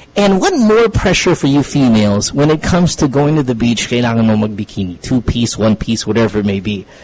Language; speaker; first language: English; non-native, local second language; Filipino